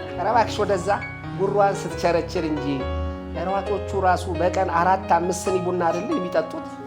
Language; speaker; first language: Amharic; native; Amharic